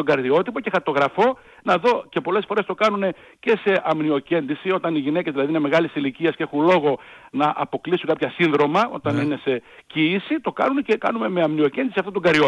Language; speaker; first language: Greek; native; Greek